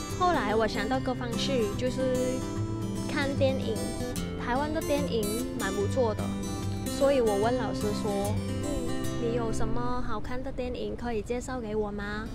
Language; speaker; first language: Chinese; non-native, fluent; Vietnamese